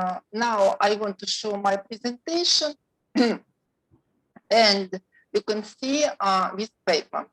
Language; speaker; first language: English; non-native, learner; Russian